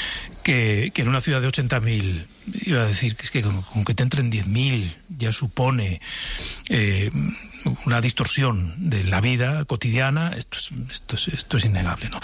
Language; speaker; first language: Spanish; native; Spanish